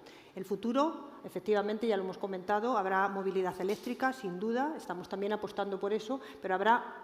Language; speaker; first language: Spanish; native; Spanish